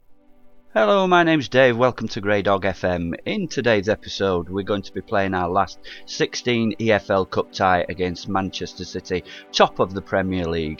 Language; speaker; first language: English; native; English